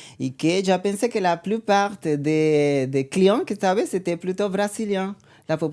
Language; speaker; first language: French; non-native, learner; Spanish